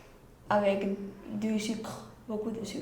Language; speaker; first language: French; non-native, local second language; Spanish